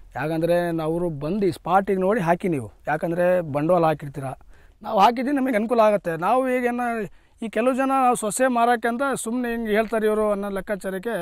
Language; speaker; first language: Kannada; native; Kannada